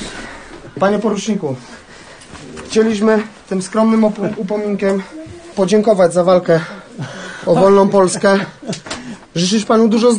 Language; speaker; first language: Polish; native; Polish